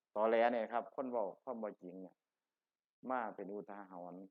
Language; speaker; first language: Thai; native; Thai